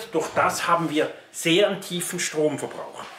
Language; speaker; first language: German; native; German